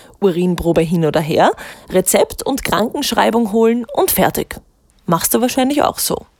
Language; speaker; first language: German; native; German